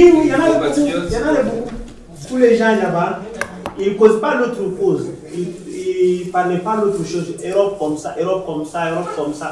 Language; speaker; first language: French; non-native, learner; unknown